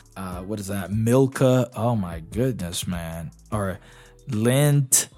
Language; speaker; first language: English; non-native, fluent; Portuguese